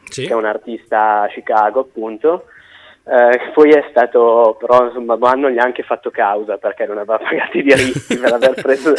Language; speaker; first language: Italian; native; Italian